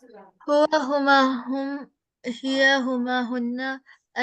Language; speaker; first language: Arabic; non-native, learner; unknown